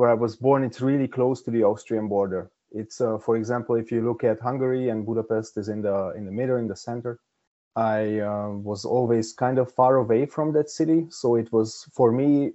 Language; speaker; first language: English; non-native, fluent; Hungarian